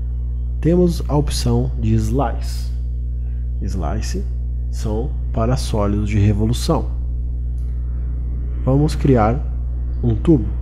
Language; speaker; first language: Portuguese; native; Portuguese